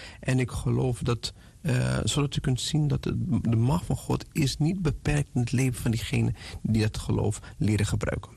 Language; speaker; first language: Dutch; non-native, fluent; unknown